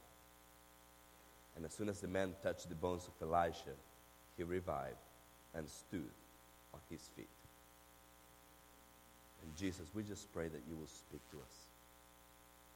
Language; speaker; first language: English; non-native, fluent; Spanish